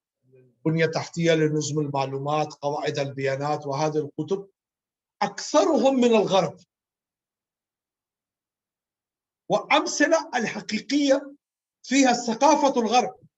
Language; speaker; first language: Arabic; non-native, learner; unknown